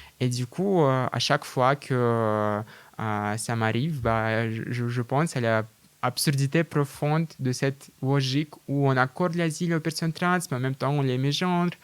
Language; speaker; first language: French; non-native, fluent; Russian